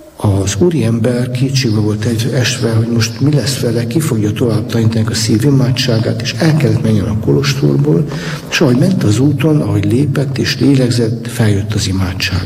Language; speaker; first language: Hungarian; native; Hungarian